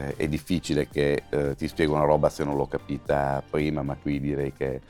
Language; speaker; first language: Italian; native; Italian